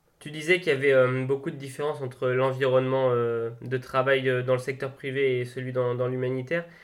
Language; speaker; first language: French; native; French